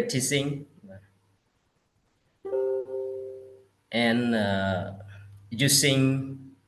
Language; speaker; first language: English; non-native, learner; Khmer